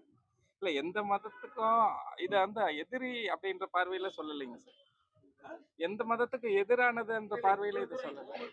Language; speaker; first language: Tamil; native; Tamil